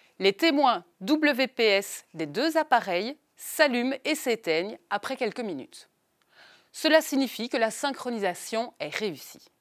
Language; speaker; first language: French; native; French